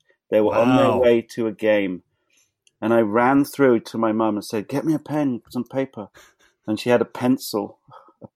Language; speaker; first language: English; native; English